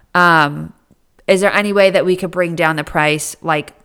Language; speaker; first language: English; native; English